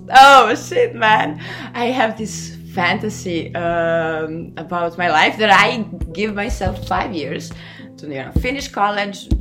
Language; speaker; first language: English; non-native, fluent; Serbian